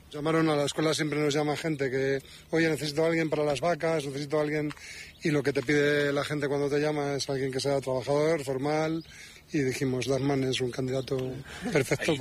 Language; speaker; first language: Spanish; native; Spanish